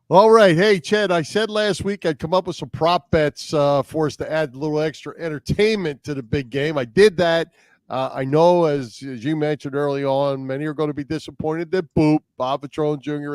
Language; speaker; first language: English; native; English